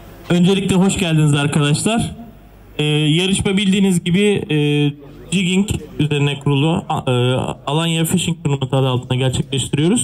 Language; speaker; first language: Turkish; native; Turkish